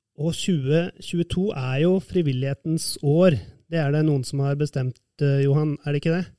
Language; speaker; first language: Norwegian; native; Norwegian